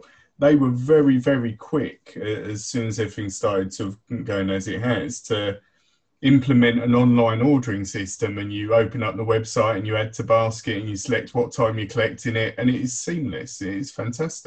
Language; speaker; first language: English; native; English